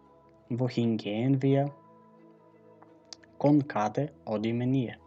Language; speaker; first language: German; non-native, fluent; Macedonian